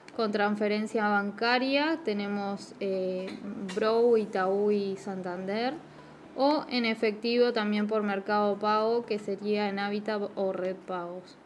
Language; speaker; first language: Spanish; native; Spanish